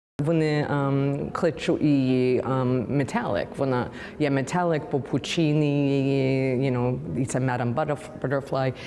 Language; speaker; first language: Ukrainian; early bilingual, heritage; English